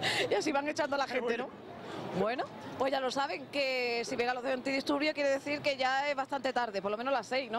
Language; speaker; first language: Spanish; native; Spanish